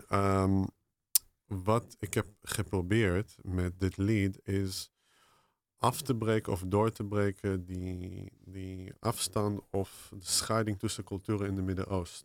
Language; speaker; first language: Dutch; non-native, fluent; Hebrew